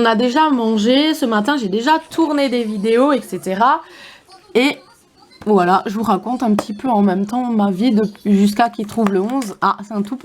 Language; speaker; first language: French; native; French